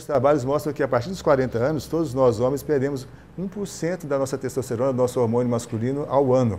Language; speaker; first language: Portuguese; native; Portuguese